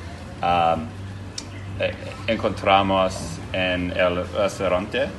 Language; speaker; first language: Spanish; non-native, learner; English